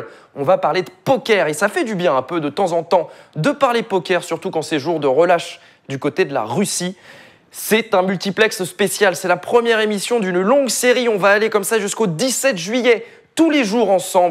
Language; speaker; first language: French; native; French